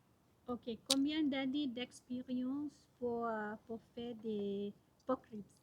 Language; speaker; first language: French; non-native, learner; Iban